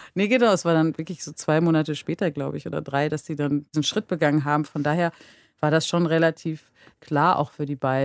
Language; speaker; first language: German; native; German